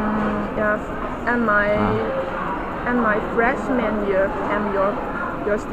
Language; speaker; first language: English; non-native, learner; Chinese